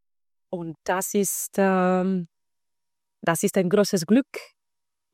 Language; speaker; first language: German; non-native, fluent; Spanish